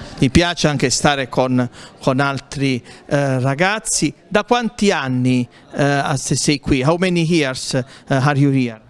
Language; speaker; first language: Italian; native; Italian